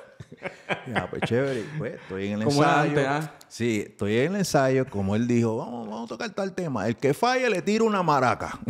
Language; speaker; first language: Spanish; early bilingual, heritage; Spanish